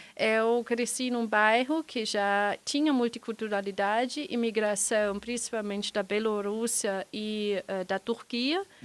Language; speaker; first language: Portuguese; non-native, fluent; German